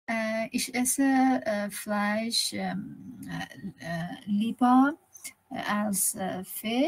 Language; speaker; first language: German; non-native, learner; Persian